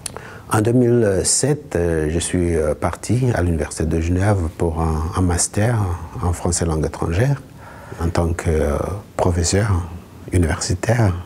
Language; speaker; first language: French; non-native, fluent; Swahili